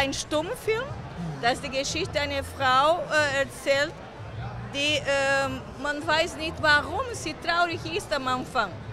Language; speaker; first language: German; non-native, fluent; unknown